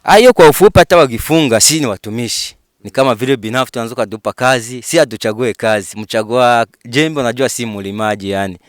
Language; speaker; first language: Swahili; non-native, fluent; Rundi